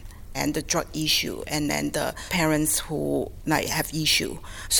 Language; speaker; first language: English; non-native, local second language; Cantonese